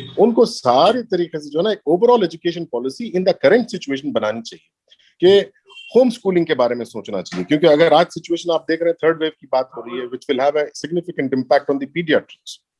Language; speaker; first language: Hindi; non-native, local second language; Urdu